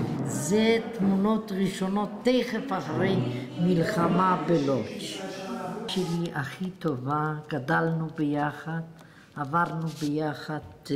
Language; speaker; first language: Hebrew; non-native, fluent; Yiddish